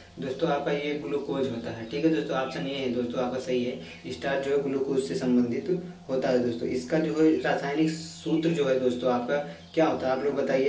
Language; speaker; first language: Hindi; native; Hindi